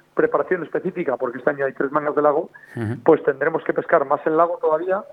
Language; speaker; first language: Spanish; native; Spanish